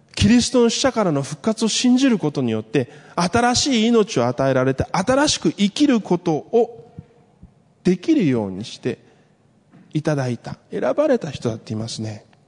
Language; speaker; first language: Japanese; early bilingual, other home language; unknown